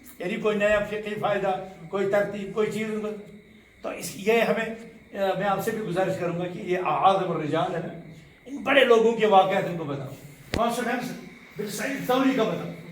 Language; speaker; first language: Urdu; non-native, local second language; Kashmiri